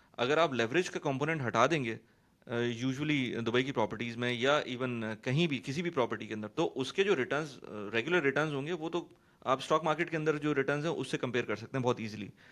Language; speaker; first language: Urdu; native; Urdu